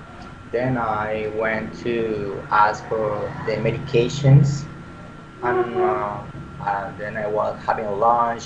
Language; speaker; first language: English; non-native, learner; Spanish